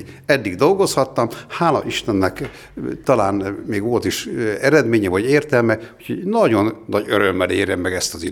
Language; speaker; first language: Hungarian; native; Hungarian